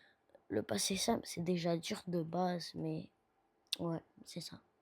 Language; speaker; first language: French; non-native, learner; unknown